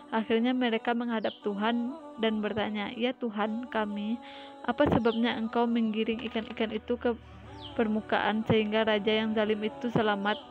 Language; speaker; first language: Indonesian; native; Indonesian